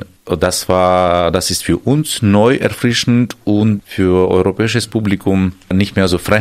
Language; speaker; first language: German; non-native, fluent; Armenian